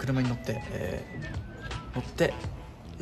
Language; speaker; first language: Japanese; native; Japanese